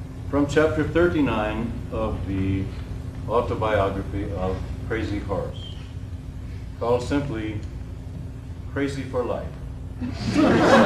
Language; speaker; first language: English; native; English